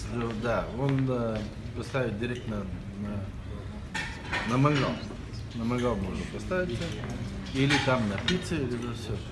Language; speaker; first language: Russian; non-native, learner; Bulgarian